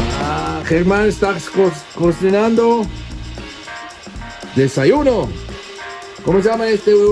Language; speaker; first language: Spanish; non-native, learner; English